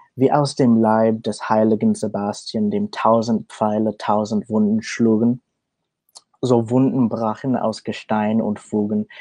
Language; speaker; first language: German; non-native, learner; English